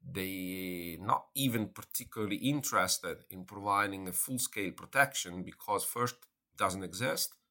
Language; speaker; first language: English; non-native, fluent; Italian